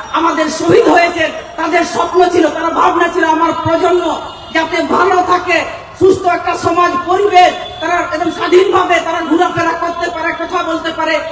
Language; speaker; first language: Bangla; non-native, local second language; Santali